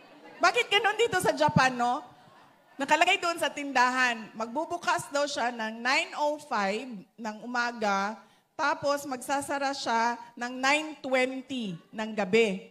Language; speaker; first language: Filipino; non-native, local second language; Cebuano